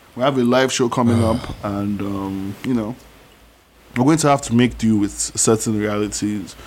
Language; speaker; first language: English; non-native, fluent; Yoruba